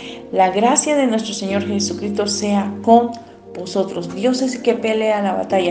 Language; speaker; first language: Spanish; native; Spanish